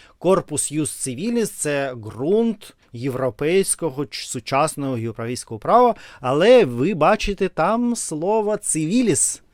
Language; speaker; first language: Ukrainian; non-native, learner; Russian